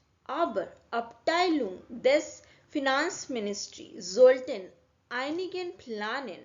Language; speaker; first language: German; non-native, learner; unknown